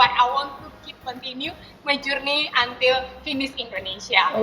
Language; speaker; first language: English; non-native, learner; Indonesian